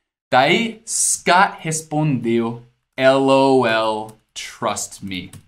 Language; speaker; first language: English; native; English